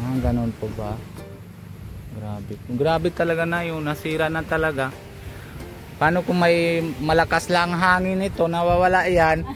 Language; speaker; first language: Filipino; non-native, local second language; Bikol